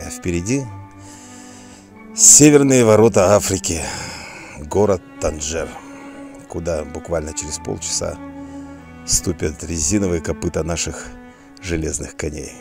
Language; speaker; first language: Russian; native; Russian